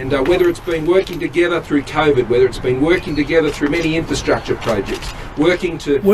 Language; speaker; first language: English; native; English